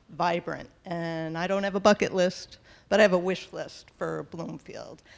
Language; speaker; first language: English; native; English